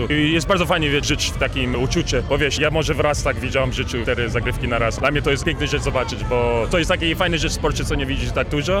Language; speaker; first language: Polish; non-native, learner; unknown